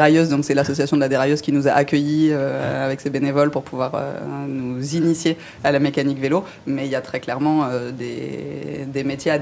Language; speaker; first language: French; native; French